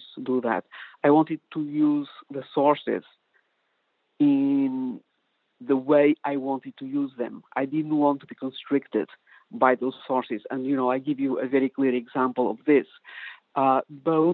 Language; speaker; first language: English; non-native, fluent; Portuguese